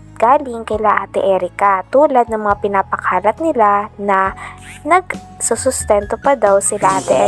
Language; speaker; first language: Filipino; native; Filipino